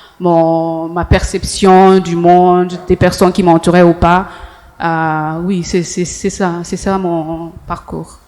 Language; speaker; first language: French; early bilingual, heritage; English